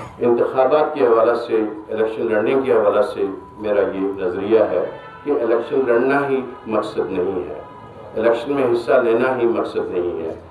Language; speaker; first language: Urdu; non-native, local second language; Kashmiri